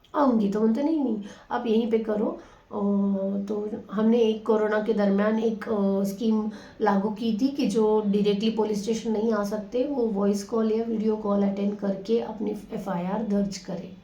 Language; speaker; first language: Hindi; non-native, local second language; Marathi